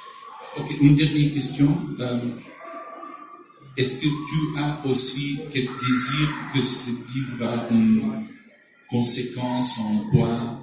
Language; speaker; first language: French; non-native, fluent; Portuguese